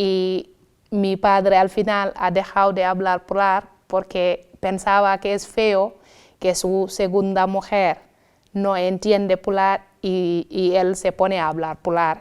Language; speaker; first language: Spanish; non-native, fluent; Wolof